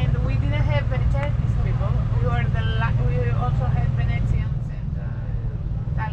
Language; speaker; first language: English; non-native, fluent; Greek